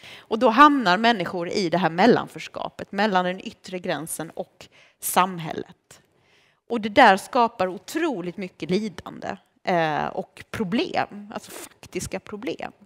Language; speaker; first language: Swedish; early bilingual, other home language; Romanian